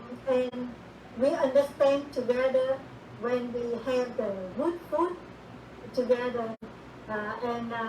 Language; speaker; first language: English; non-native, learner; Vietnamese